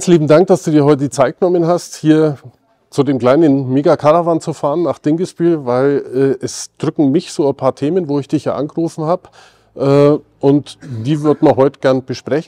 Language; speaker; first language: German; native; German